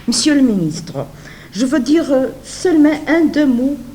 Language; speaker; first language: French; non-native, learner; Portuguese